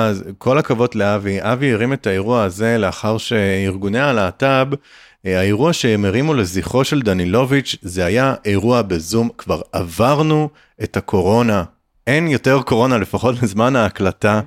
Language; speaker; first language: Hebrew; native; Hebrew